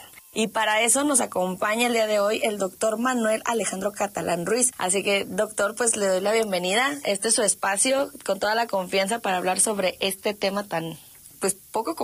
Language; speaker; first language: Spanish; native; Spanish